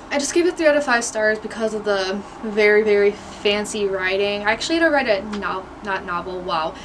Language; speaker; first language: English; native; English